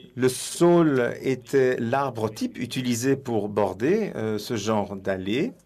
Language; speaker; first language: French; non-native, fluent; Swedish